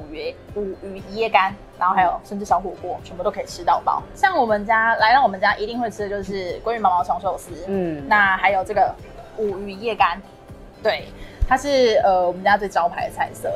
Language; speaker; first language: Chinese; native; Chinese